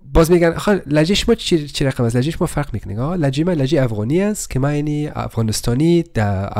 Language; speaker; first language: Persian; early bilingual, heritage; Persian